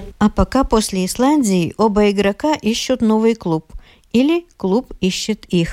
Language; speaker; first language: Russian; native; Russian